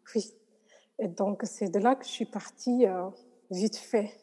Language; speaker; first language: French; non-native, local second language; Wolof